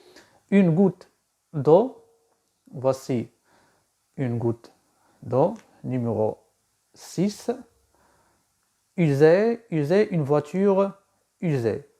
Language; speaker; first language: French; non-native, local second language; Arabic